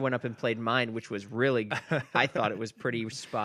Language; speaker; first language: English; native; English